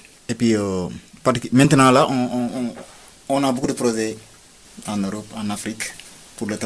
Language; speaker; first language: French; non-native, local second language; Wolof